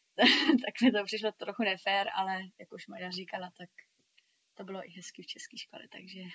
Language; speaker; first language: Czech; early bilingual, heritage; Czech